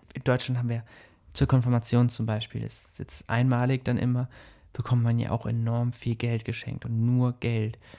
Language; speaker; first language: German; native; German